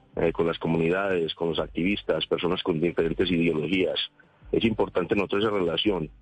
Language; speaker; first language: Spanish; native; Spanish